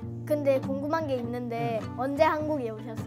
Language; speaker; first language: Korean; native; Korean